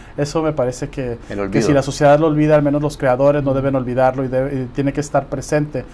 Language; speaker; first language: Spanish; native; Spanish